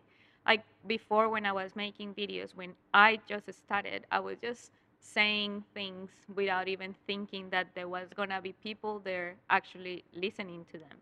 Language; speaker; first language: English; non-native, fluent; Spanish